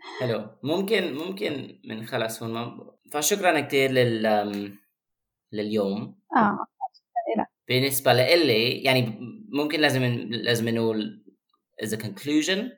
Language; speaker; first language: Arabic; non-native, fluent; English